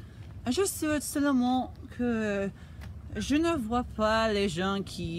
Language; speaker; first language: French; non-native, learner; English